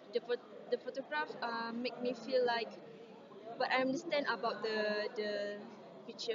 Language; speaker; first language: English; non-native, learner; Malay